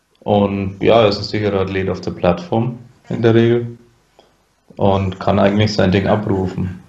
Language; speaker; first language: German; native; German